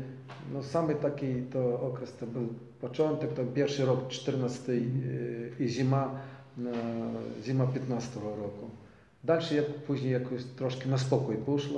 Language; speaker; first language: Polish; non-native, learner; Ukrainian